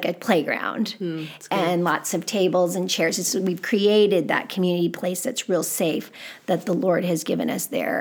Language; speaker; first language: English; native; English